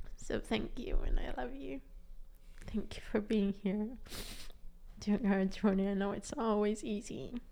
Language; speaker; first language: English; non-native, fluent; Hebrew